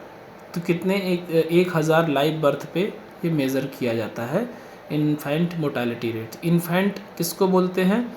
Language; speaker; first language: Hindi; native; Hindi